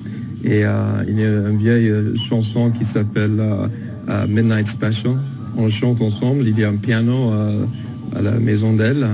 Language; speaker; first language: French; non-native, learner; English